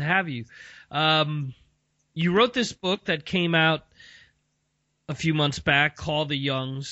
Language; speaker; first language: English; native; English